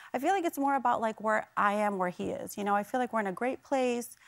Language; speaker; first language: English; native; English